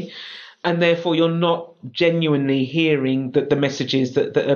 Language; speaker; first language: English; native; English